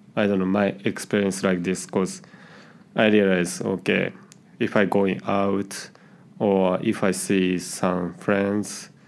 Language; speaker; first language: English; non-native, learner; Japanese